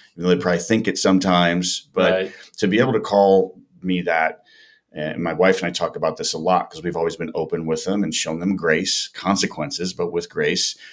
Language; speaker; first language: English; native; English